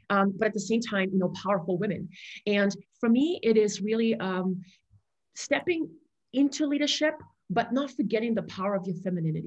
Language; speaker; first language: English; non-native, fluent; German